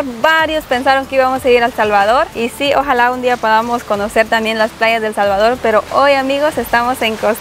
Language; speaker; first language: Spanish; native; Spanish